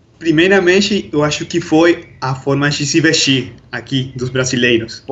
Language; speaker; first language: Portuguese; non-native, fluent; Spanish